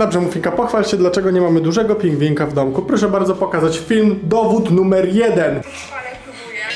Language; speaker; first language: Polish; native; Polish